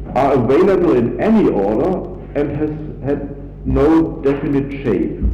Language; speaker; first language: English; non-native, fluent; German